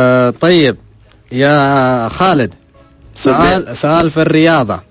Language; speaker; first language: Arabic; native; Arabic